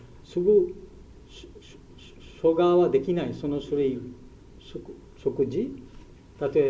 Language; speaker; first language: Japanese; non-native, learner; Bangla